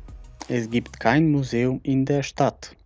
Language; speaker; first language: German; non-native, fluent; Macedonian